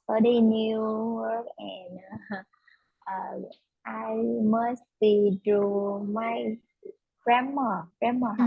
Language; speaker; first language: English; non-native, learner; Vietnamese